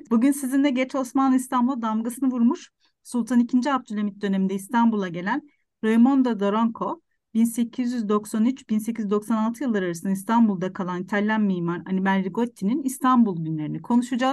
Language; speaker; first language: Turkish; native; Turkish